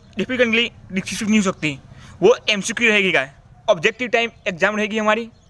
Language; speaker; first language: Hindi; non-native, local second language; Gujarati